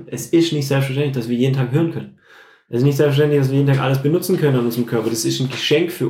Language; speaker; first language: German; native; German